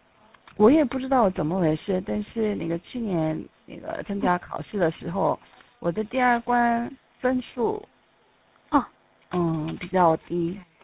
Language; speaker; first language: Chinese; non-native, fluent; Korean